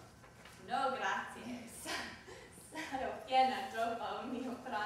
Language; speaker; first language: Italian; non-native, learner; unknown